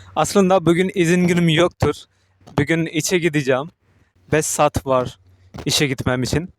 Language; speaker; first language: Turkish; non-native, fluent; Urdu